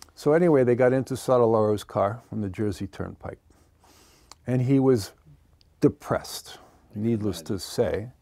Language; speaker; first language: English; native; English